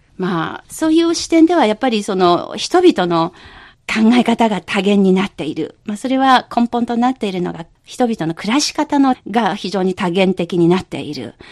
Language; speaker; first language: Japanese; non-native, fluent; Chinese